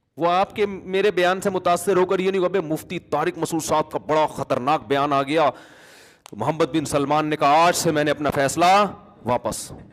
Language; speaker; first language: Urdu; native; Urdu